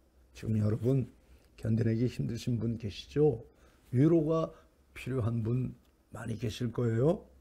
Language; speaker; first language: Korean; native; Korean